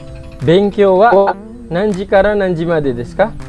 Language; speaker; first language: Japanese; non-native, fluent; Indonesian